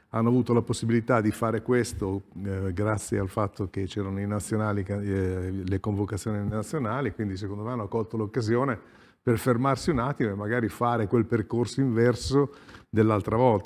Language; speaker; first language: Italian; native; Italian